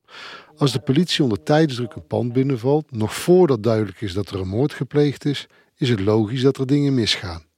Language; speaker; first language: Dutch; native; Dutch